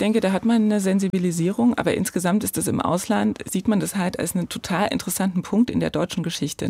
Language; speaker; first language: German; native; German